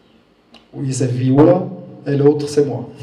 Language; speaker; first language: French; non-native, learner; German